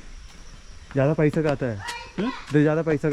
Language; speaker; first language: Hindi; non-native, local second language; Malayalam